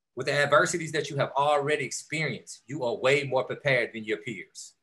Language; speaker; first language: English; native; English